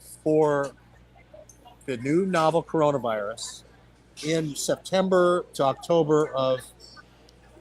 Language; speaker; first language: English; native; English